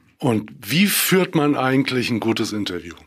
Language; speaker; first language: German; native; German